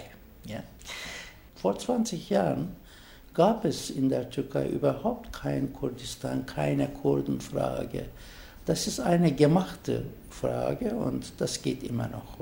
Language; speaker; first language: German; non-native, fluent; Turkish